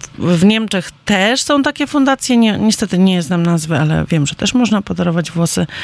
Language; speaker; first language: Polish; native; Polish